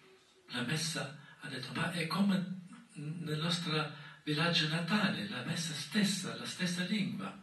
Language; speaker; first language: Italian; non-native, fluent; German